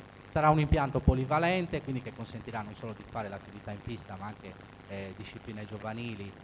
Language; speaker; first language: Italian; native; Italian